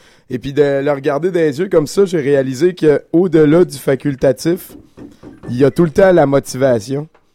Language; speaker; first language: French; native; French